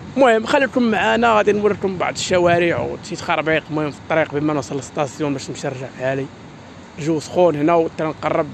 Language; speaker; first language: Arabic; native; Arabic